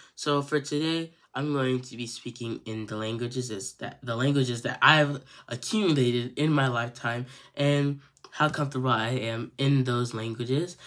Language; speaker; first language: English; native; English